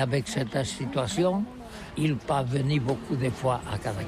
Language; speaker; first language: French; non-native, learner; Catalan